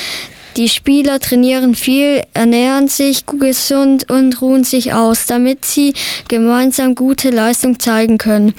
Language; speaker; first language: German; native; German